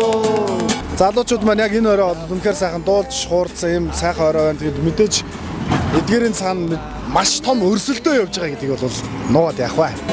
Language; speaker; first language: Mongolian; native; Mongolian